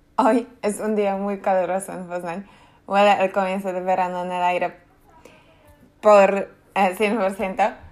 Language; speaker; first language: Spanish; non-native, learner; Polish